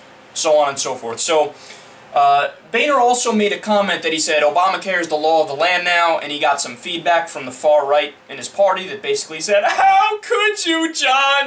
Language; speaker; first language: English; native; English